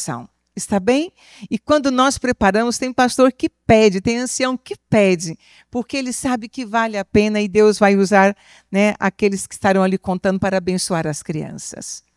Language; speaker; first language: Portuguese; native; Portuguese